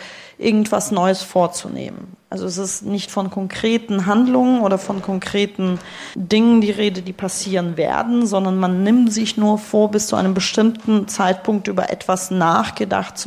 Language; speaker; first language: German; early bilingual, other home language; Russian